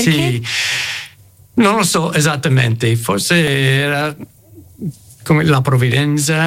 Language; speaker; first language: Italian; non-native, fluent; English